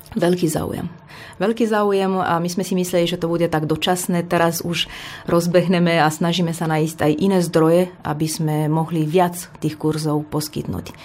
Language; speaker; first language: Slovak; non-native, fluent; Romanian